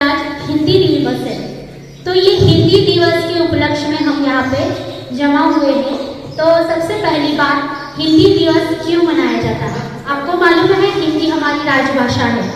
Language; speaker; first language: Hindi; non-native, local second language; Marathi